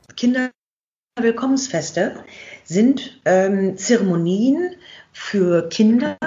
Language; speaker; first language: German; native; German